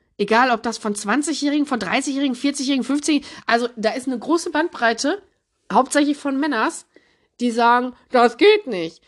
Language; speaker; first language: German; early bilingual, other home language; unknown